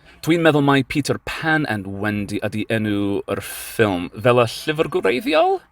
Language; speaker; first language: Welsh; non-native, learner; English